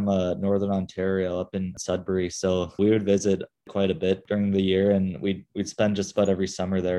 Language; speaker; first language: English; native; English